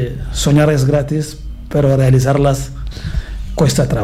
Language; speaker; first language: Catalan; non-native, fluent; Fula